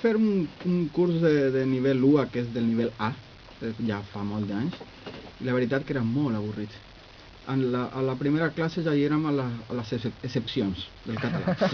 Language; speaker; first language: Catalan; non-native, fluent; Spanish